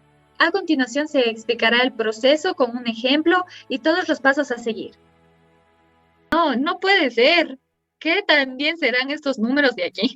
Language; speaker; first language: Spanish; native; Spanish